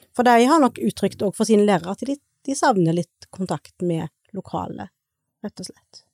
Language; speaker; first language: Norwegian; native; Norwegian